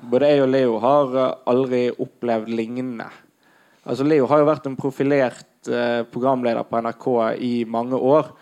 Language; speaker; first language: Norwegian; native; Norwegian